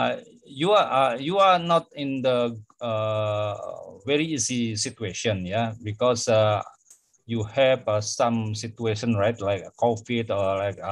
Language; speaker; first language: English; non-native, fluent; Indonesian